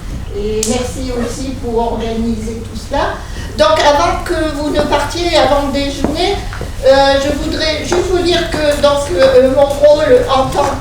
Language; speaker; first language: French; native; French